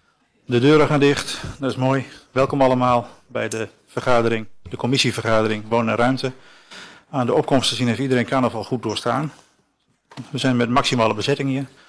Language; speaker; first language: Dutch; native; Dutch